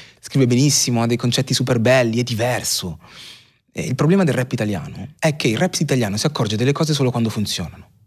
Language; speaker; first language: Italian; early bilingual, other home language; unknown